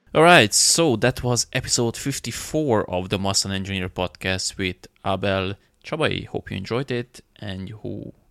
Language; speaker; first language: English; non-native, fluent; Romanian